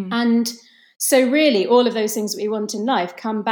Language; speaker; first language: English; native; English